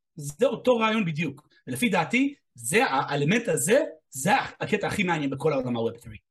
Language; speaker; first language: Hebrew; non-native, fluent; English